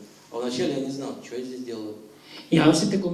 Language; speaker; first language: Russian; native; Russian